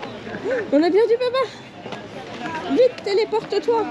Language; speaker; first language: French; native; French